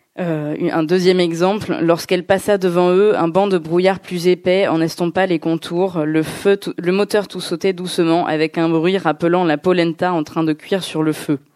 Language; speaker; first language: French; native; French